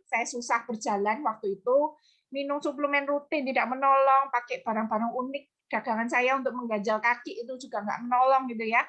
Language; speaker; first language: Indonesian; native; Indonesian